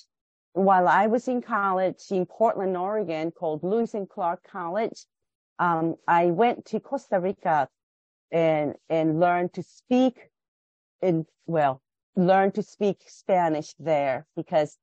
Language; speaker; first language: English; non-native, fluent; Japanese